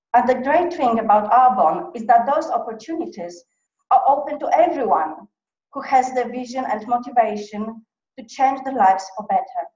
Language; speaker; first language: English; non-native, fluent; Polish